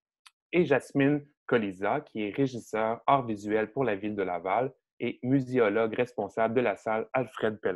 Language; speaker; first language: French; native; French